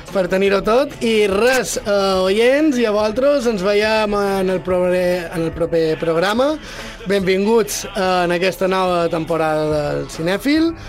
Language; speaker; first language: Catalan; native; Catalan